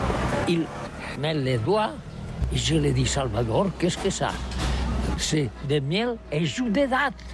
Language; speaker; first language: French; non-native, learner; Catalan